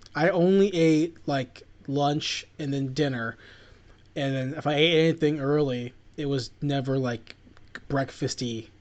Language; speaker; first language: English; early bilingual, other home language; Filipino